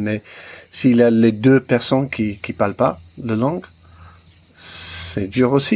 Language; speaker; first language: French; non-native, learner; English